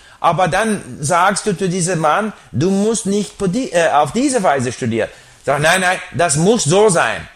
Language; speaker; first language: German; non-native, learner; English